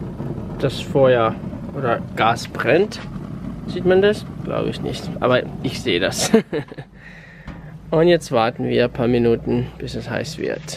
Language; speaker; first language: German; non-native, fluent; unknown